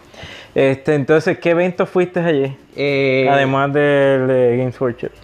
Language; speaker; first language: Spanish; native; Spanish